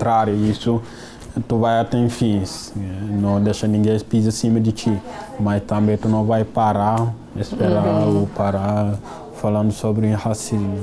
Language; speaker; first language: Portuguese; non-native, fluent; Wolof